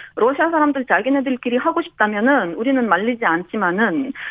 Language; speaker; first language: Korean; non-native, fluent; Ukrainian